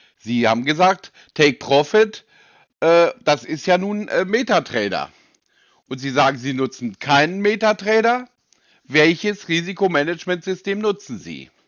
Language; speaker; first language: German; native; German